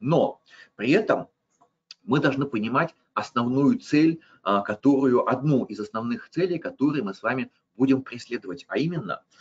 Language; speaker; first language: Russian; native; Russian